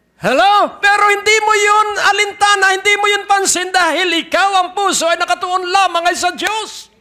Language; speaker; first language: Filipino; native; Filipino